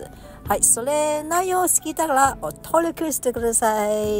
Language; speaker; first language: Japanese; non-native, learner; Cantonese